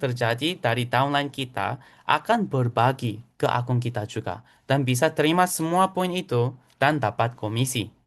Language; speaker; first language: Indonesian; non-native, fluent; Korean